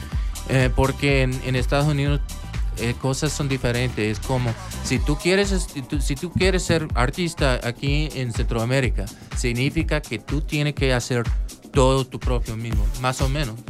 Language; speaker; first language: Spanish; non-native, local second language; English